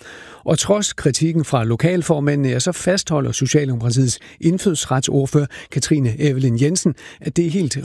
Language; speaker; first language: Danish; native; Danish